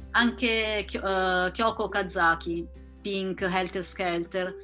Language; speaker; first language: Italian; native; Italian